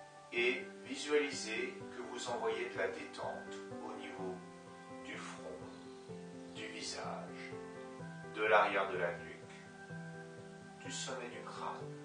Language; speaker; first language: French; native; French